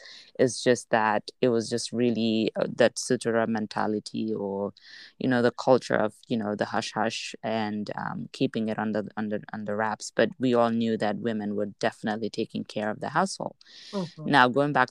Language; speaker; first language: English; non-native, local second language; Wolof